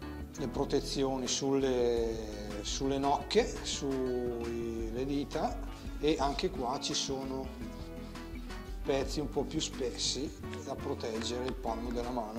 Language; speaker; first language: Italian; native; Italian